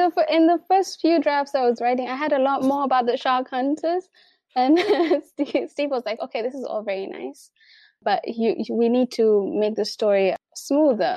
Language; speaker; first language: English; non-native, local second language; Swahili